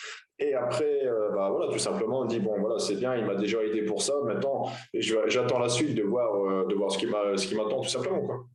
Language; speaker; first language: French; native; French